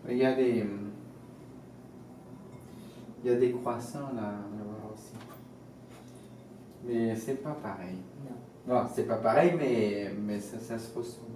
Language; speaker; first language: French; non-native, fluent; Spanish